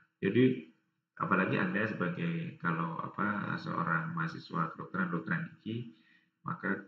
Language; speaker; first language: Indonesian; native; Indonesian